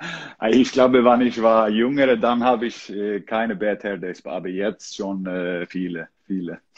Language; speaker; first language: German; non-native, learner; Icelandic